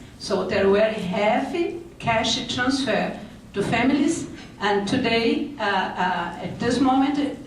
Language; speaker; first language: English; non-native, fluent; Portuguese